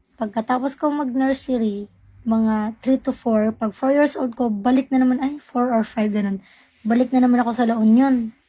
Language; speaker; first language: Filipino; non-native, local second language; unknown